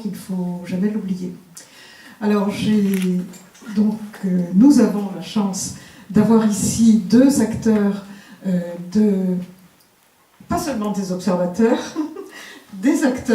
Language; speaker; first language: French; native; French